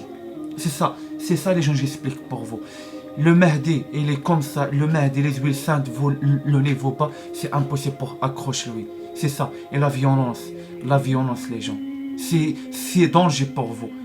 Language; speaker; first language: French; non-native, learner; Arabic